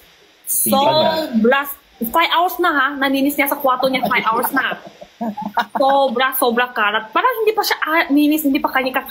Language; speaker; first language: Filipino; non-native, learner; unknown